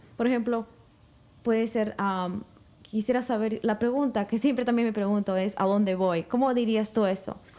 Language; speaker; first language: Spanish; early bilingual, heritage; Spanish